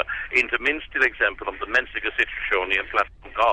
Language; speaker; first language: Swedish; non-native, fluent; English